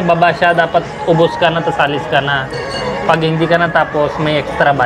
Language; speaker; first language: Filipino; non-native, learner; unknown